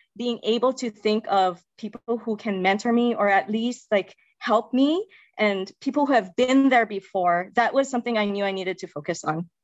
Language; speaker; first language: English; native; English